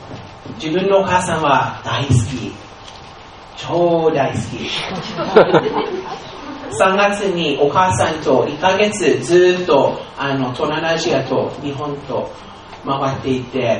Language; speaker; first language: Japanese; non-native, fluent; English